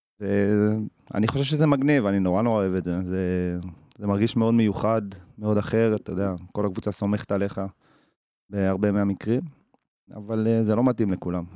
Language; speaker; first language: Hebrew; early bilingual, other home language; English